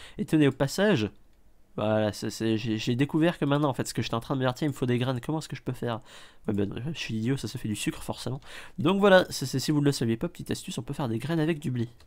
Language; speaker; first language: French; native; French